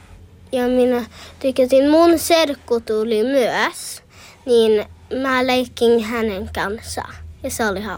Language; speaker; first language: Finnish; early bilingual, heritage; Finnish